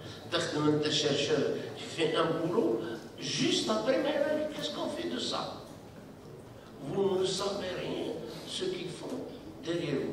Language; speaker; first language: French; non-native, local second language; Arabic